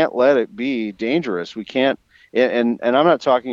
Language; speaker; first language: English; native; English